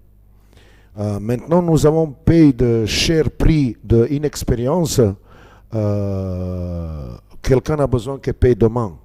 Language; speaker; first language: French; non-native, learner; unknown